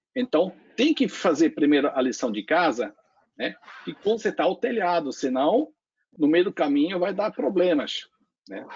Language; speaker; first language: Portuguese; non-native, fluent; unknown